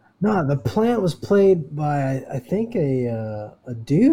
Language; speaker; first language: English; native; English